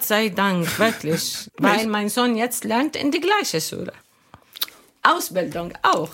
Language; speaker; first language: German; non-native, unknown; Arabic